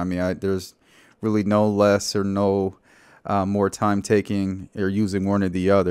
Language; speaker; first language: English; native; English